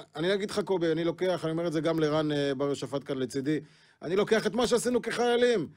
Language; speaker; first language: Hebrew; native; Hebrew